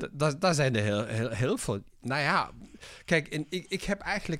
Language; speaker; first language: Dutch; non-native, fluent; German